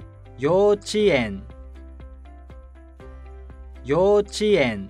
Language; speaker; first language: Japanese; native; Japanese